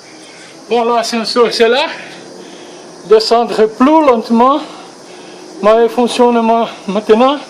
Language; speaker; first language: French; non-native, learner; Portuguese